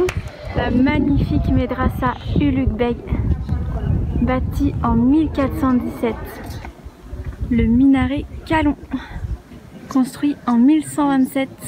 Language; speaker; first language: French; native; French